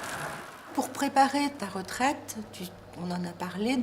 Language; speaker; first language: French; native; French